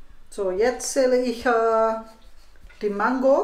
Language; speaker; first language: German; non-native, learner; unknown